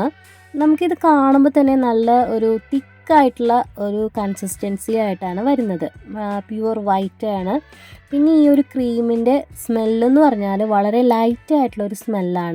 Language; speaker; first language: Malayalam; native; Malayalam